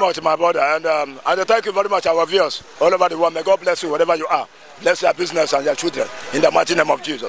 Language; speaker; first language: English; non-native, local second language; Igbo